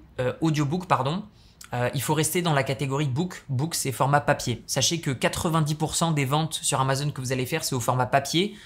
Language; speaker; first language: French; native; French